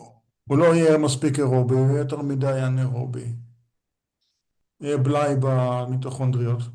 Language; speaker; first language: Hebrew; native; Hebrew